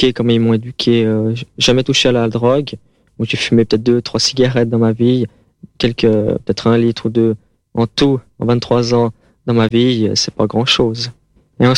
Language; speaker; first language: French; native; French